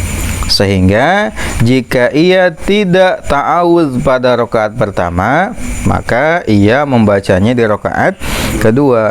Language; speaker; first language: Indonesian; non-native, local second language; Sundanese